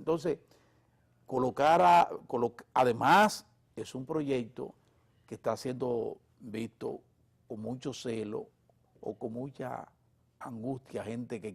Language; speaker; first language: Spanish; native; Spanish